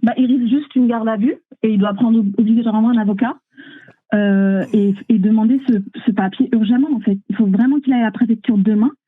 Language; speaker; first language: French; early bilingual, other home language; Arabic